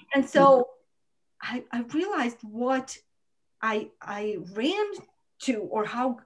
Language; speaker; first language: English; non-native, fluent; Croatian